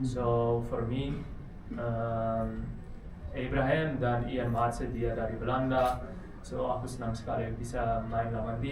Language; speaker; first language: Indonesian; non-native, learner; Dutch